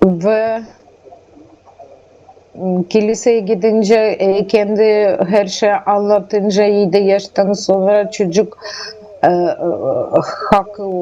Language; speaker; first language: Turkish; non-native, learner; Russian